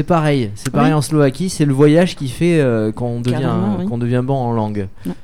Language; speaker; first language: French; native; French